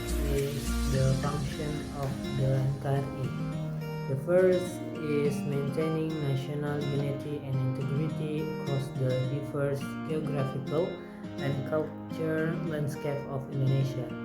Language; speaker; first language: English; non-native, learner; Indonesian